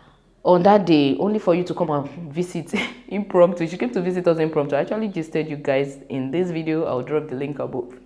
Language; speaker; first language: English; non-native, local second language; Yoruba